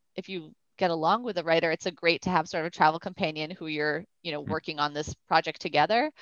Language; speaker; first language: English; native; English